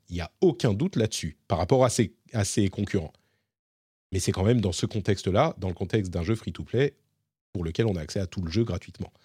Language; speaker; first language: French; native; French